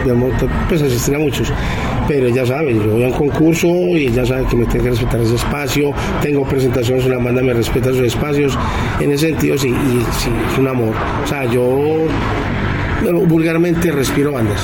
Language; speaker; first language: Spanish; native; Spanish